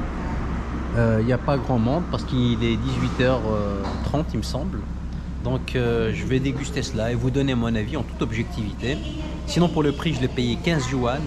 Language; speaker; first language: French; native; French